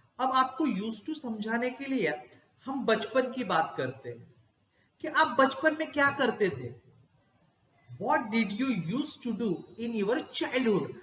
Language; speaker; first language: Hindi; non-native, local second language; Gujarati